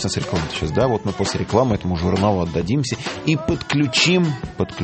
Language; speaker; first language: Russian; native; Russian